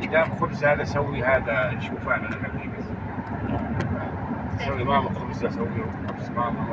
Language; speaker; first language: Arabic; native; Arabic